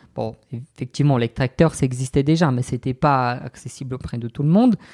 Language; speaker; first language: French; non-native, fluent; Bulgarian